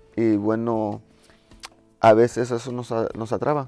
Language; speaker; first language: Spanish; early bilingual, heritage; Spanish